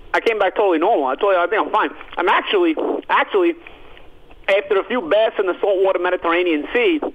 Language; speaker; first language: English; early bilingual, other home language; Italian